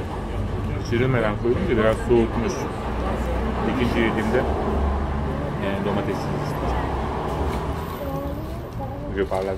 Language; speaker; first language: French; non-native, learner; Turkish